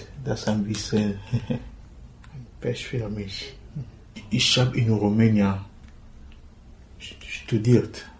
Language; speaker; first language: German; non-native, learner; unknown